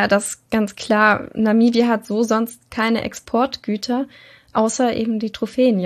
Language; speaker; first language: German; native; German